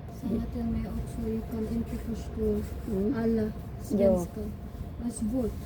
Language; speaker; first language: Swedish; non-native, learner; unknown